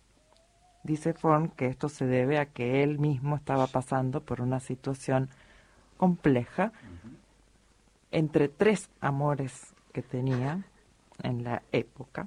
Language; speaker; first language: Spanish; native; Spanish